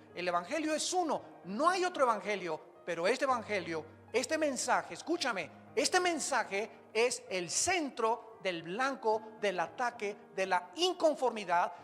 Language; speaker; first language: Spanish; native; Spanish